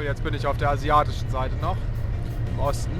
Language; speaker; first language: German; native; German